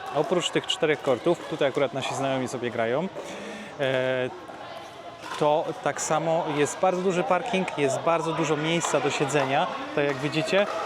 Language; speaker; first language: Polish; native; Polish